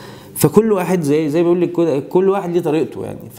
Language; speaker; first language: Arabic; native; Arabic